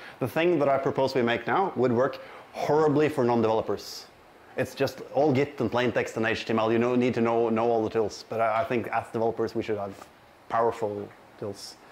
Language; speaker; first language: English; non-native, fluent; Norwegian